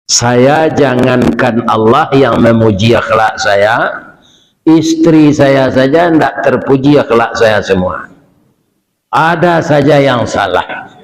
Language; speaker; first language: Malay; non-native, local second language; Minangkabau